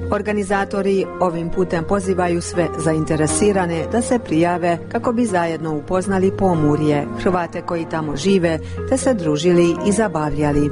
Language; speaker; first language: Croatian; early bilingual, heritage; Croatian